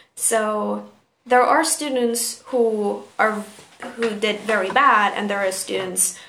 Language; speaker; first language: English; non-native, fluent; Turkish